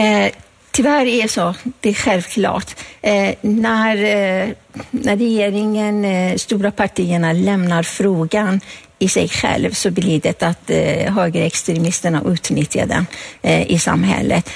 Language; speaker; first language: Swedish; non-native, fluent; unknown